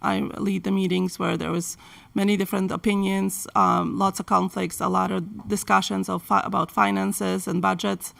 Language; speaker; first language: English; non-native, fluent; Polish